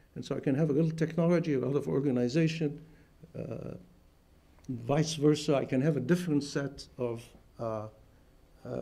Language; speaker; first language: English; non-native, fluent; Arabic